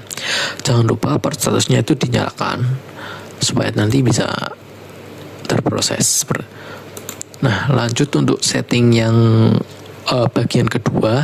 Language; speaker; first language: Indonesian; native; Indonesian